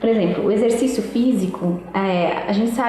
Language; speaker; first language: Portuguese; native; Portuguese